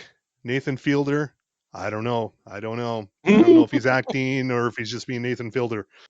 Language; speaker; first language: English; native; English